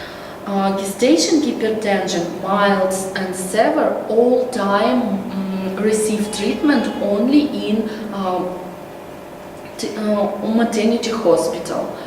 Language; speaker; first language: English; non-native, learner; Russian